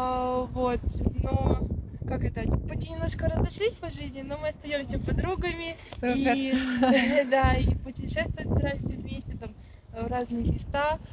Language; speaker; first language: Russian; native; Russian